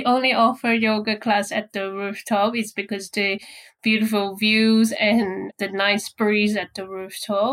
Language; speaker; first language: English; non-native, local second language; Cantonese